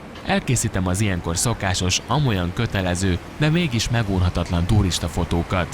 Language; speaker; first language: Hungarian; native; Hungarian